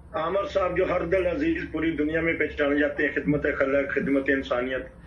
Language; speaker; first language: Urdu; non-native, local second language; Punjabi